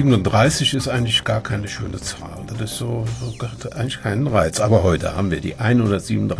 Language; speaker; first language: German; native; German